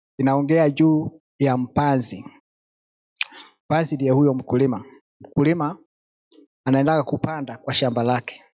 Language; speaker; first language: Swahili; non-native, local second language; Kikuyu